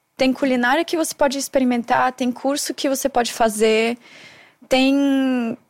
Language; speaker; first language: Portuguese; non-native, fluent; German